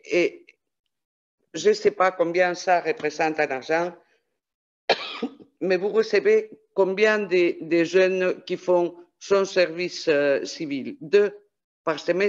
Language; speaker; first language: French; non-native, fluent; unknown